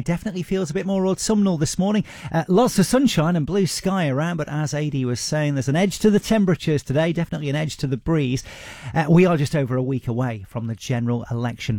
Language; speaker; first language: English; native; English